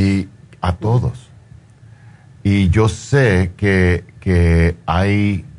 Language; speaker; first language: Spanish; early bilingual, heritage; Spanish